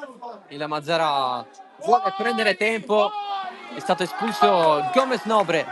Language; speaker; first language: Italian; native; Italian